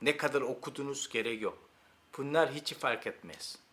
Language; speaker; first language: Turkish; non-native, learner; Korean